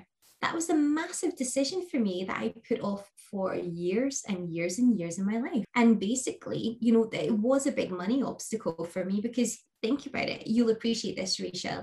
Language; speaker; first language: English; native; English